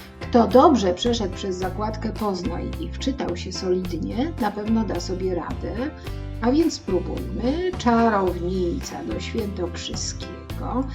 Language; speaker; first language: Polish; native; Polish